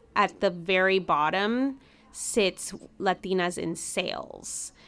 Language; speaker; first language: English; early bilingual, other home language; Spanish